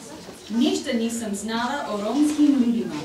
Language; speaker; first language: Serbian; non-native, learner; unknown